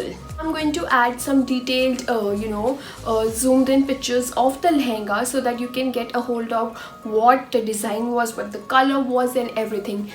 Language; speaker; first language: English; non-native, local second language; Hindi